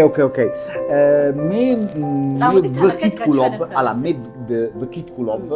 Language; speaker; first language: Georgian; non-native, learner; Italian